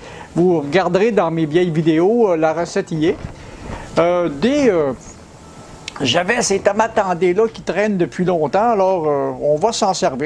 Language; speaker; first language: French; native; French